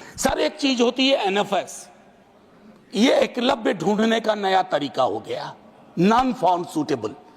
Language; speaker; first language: Hindi; native; Hindi